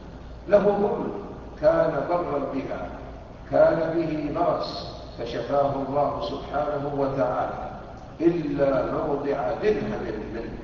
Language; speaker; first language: Arabic; native; Arabic